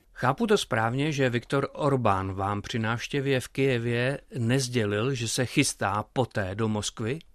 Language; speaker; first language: Czech; native; Czech